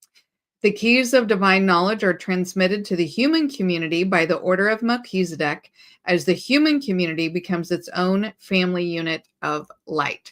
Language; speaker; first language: English; native; English